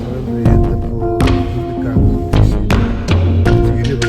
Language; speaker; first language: Korean; non-native, learner; Mongolian